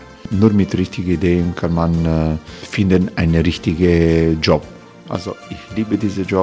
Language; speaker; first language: German; non-native, learner; Croatian